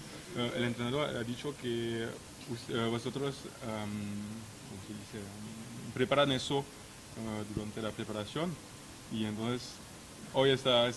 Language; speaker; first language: Spanish; non-native, learner; French